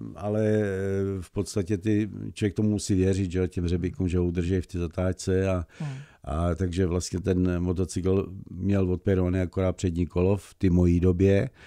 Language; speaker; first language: Czech; native; Czech